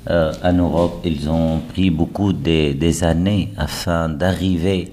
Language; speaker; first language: French; non-native, fluent; Arabic